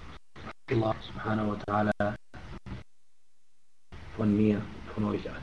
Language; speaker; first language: German; non-native, fluent; Arabic